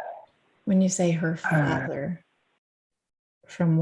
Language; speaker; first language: English; native; English